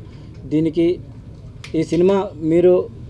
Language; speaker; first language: Telugu; native; Telugu